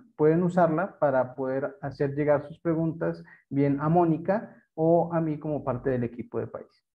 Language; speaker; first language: Spanish; native; Spanish